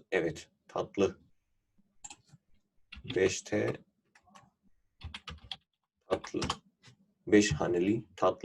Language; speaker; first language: Turkish; non-native, fluent; Urdu